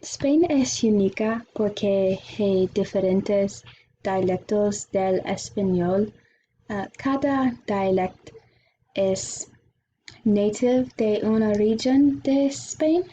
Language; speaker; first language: Spanish; non-native, learner; English